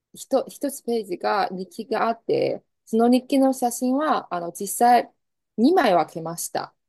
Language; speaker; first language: Japanese; non-native, fluent; Chinese